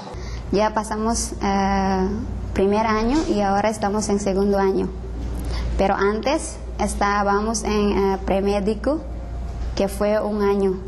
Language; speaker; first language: Spanish; non-native, learner; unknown